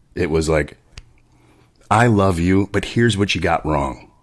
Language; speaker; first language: English; native; English